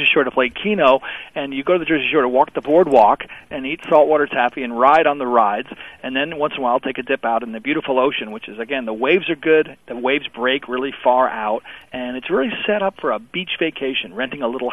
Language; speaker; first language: English; native; English